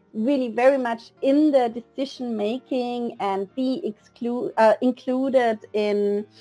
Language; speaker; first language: English; non-native, fluent; German